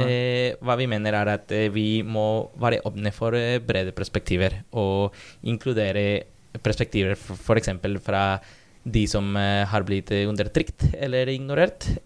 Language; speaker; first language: Norwegian; non-native, fluent; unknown